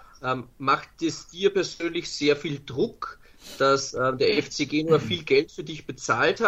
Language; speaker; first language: German; native; German